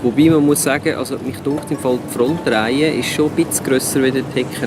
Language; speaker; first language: German; native; German